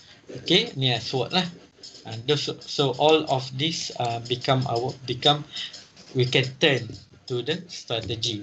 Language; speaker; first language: English; non-native, local second language; Malay